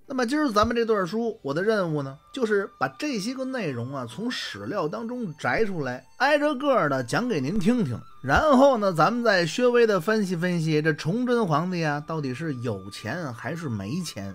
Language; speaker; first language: Chinese; native; Chinese